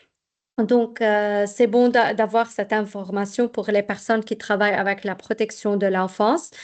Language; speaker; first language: French; non-native, fluent; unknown